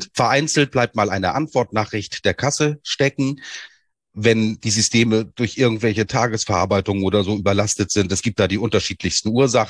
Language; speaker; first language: German; native; German